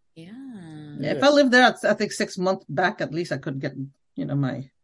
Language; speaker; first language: English; non-native, fluent; Khmer